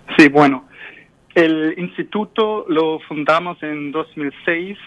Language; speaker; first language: Spanish; non-native, learner; German